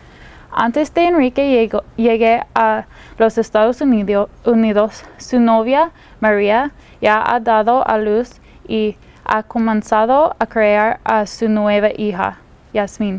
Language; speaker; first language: Spanish; non-native, learner; English